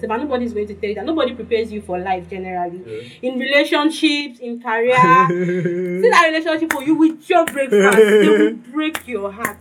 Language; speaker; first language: English; non-native, local second language; Yoruba